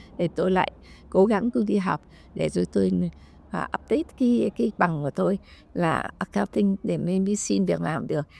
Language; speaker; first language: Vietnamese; native; Vietnamese